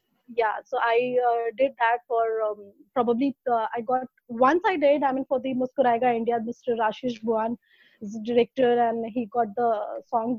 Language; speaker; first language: English; non-native, local second language; Hindi